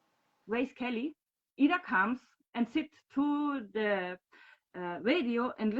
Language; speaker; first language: English; non-native, learner; German